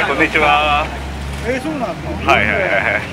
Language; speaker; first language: Japanese; non-native, learner; Korean